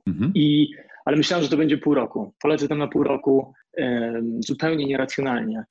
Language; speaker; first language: Polish; native; Polish